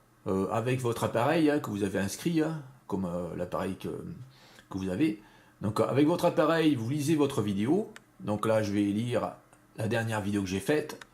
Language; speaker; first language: French; native; French